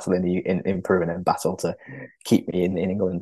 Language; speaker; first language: English; native; English